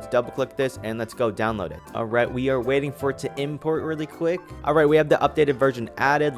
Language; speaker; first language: English; native; English